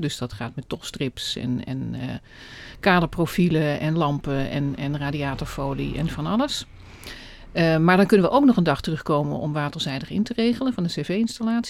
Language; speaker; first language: Dutch; native; Dutch